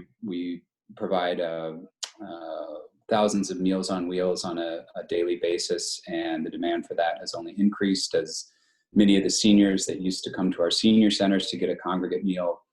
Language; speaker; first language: English; native; English